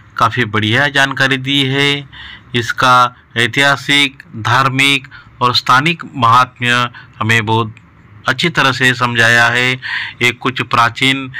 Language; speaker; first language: Hindi; non-native, local second language; Marathi